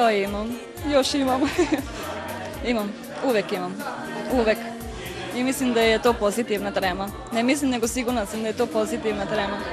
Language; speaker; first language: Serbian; non-native, fluent; Romanian